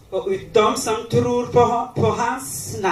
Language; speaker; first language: Swedish; non-native, learner; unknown